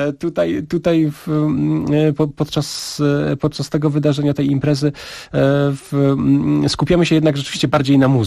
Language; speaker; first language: Polish; native; Polish